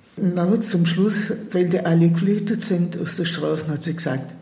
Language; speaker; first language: German; native; German